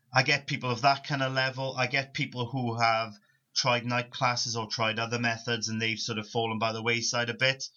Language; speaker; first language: English; native; English